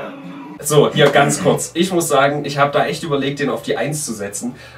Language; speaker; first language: German; native; German